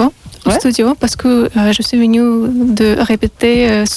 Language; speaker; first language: French; non-native, learner; Russian